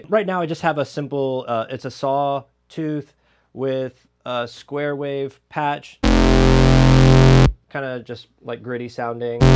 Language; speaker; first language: English; native; English